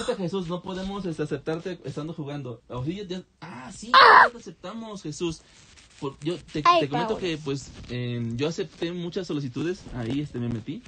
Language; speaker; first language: Spanish; native; Spanish